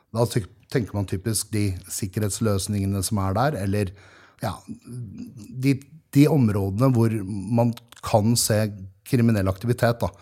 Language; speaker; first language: Norwegian; native; Norwegian